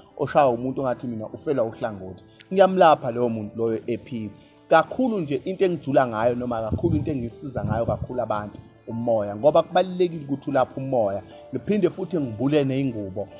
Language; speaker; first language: Zulu; native; Zulu